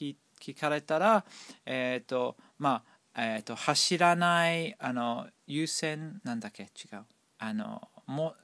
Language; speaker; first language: Japanese; non-native, fluent; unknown